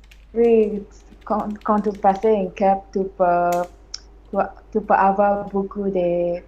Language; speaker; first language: French; non-native, learner; English